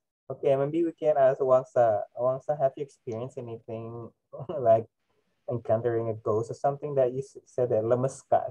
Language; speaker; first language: English; non-native, fluent; Indonesian